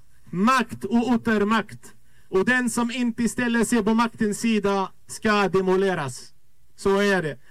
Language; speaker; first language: Swedish; non-native, fluent; Arabic